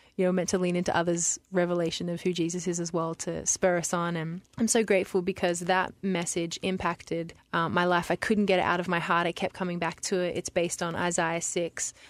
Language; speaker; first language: English; native; English